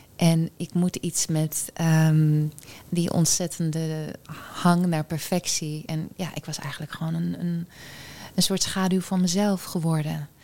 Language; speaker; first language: Dutch; early bilingual, heritage; Dutch